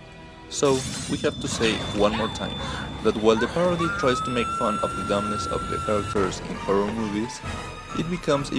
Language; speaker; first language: English; non-native, fluent; Spanish